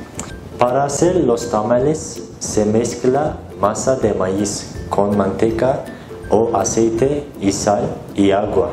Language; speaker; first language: Spanish; non-native, learner; Turkish